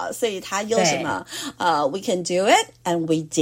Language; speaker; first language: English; non-native, fluent; Chinese